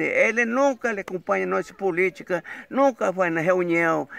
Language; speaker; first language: Portuguese; non-native, local second language; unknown